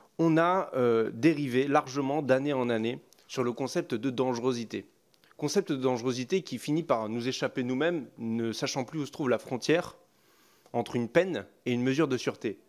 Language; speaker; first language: French; native; French